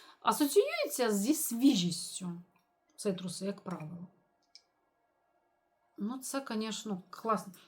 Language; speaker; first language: Ukrainian; native; Ukrainian